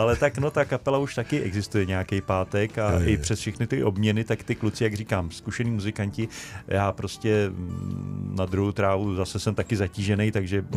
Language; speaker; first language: Czech; native; Czech